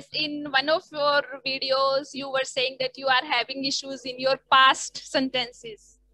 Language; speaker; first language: English; non-native, learner; Hindi